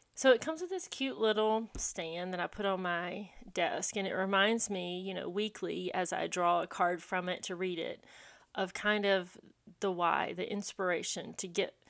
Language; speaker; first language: English; native; English